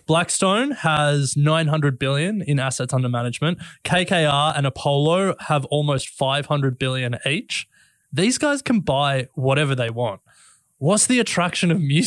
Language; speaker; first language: English; native; English